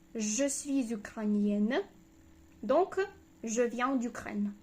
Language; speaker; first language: French; non-native, fluent; Ukrainian